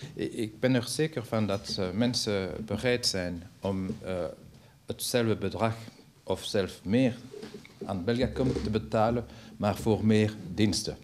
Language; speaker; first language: Dutch; non-native, local second language; French